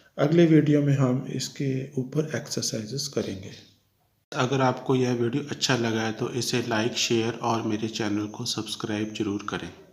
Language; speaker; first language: Hindi; native; Hindi